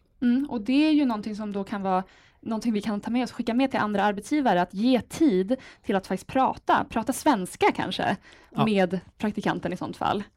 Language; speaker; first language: Swedish; native; Swedish